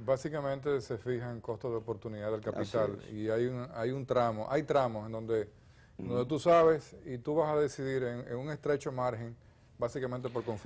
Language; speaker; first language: Spanish; native; Spanish